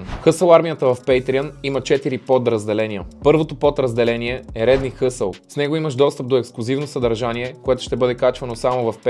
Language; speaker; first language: Bulgarian; native; Bulgarian